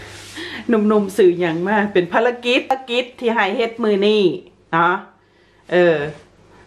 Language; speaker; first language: Thai; native; Thai